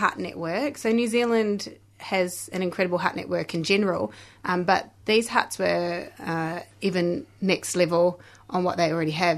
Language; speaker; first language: English; native; English